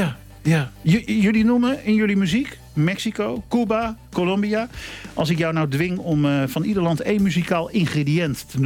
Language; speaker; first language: Dutch; native; Dutch